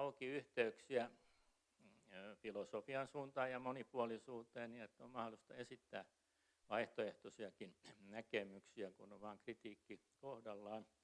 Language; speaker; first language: Finnish; native; Finnish